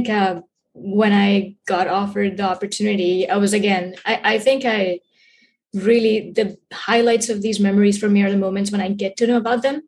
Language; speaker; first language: English; non-native, local second language; Hindi